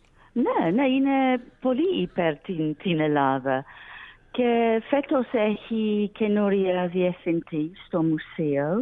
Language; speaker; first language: Greek; non-native, learner; English